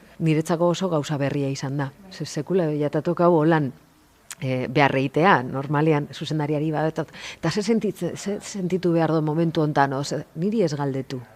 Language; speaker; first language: Basque; native; Basque